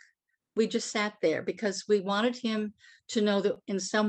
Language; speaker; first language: English; native; English